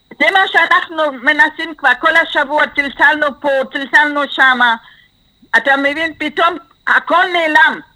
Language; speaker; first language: Hebrew; non-native, fluent; German